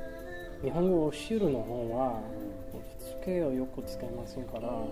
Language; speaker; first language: Japanese; non-native, learner; English